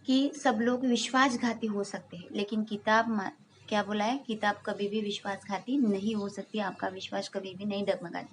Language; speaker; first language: Hindi; non-native, local second language; Marathi